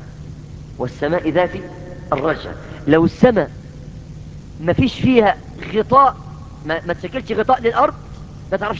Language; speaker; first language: Arabic; native; Arabic